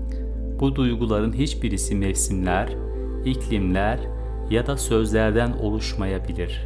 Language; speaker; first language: Turkish; native; Turkish